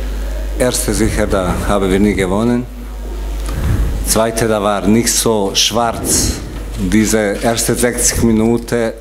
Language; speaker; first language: German; non-native, fluent; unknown